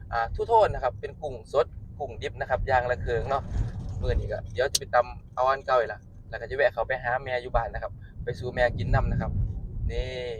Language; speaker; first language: Thai; native; Thai